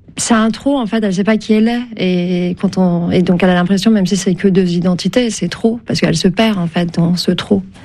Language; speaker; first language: French; early bilingual, other home language; Turkish